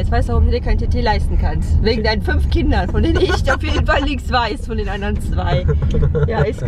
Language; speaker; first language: German; native; German